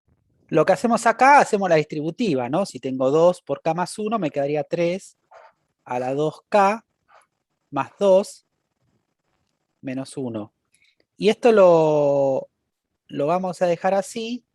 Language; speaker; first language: Spanish; native; Spanish